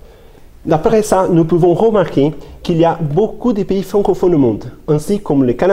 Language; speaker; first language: French; non-native, learner; Portuguese